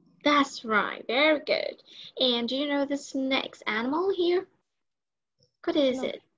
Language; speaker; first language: English; non-native, learner; Vietnamese